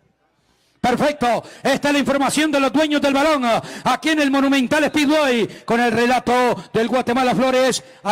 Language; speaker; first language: Spanish; native; Spanish